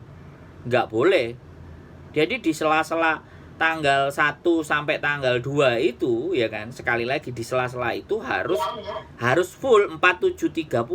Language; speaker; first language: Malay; non-native, local second language; Javanese